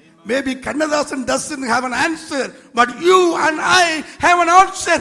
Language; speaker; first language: English; non-native, local second language; Tamil